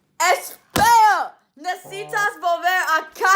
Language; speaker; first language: Spanish; non-native, learner; English